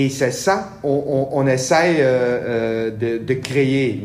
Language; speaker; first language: French; non-native, learner; Dutch